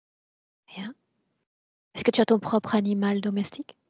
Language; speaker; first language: French; native; French